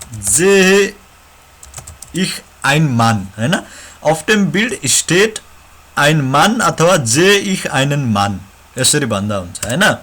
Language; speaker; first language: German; non-native, learner; Nepali